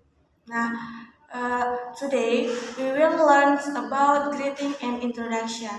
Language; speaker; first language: English; non-native, learner; Indonesian